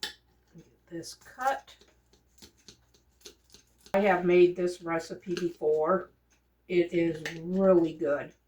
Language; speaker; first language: English; native; English